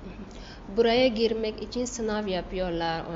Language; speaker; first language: Turkish; non-native, learner; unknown